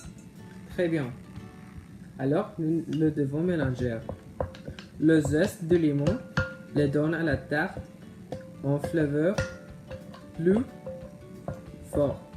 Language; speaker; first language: French; non-native, learner; English